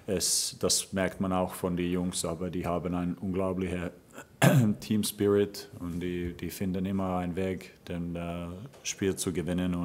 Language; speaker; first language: German; non-native, fluent; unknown